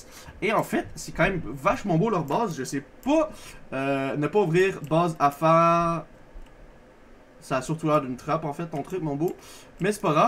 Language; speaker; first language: French; native; French